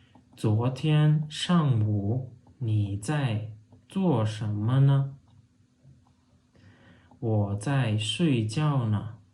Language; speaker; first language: Chinese; non-native, fluent; Turkmen